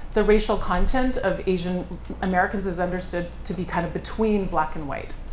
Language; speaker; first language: English; native; English